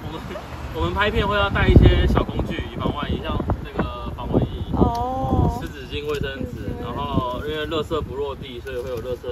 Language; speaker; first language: Chinese; native; Chinese